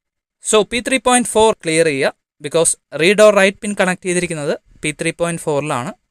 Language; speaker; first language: Malayalam; native; Malayalam